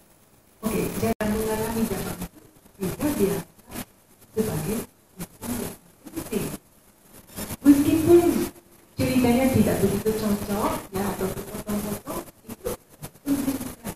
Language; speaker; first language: Indonesian; non-native, fluent; Japanese